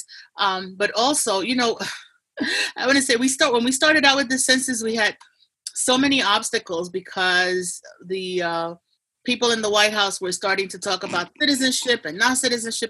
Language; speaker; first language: English; native; English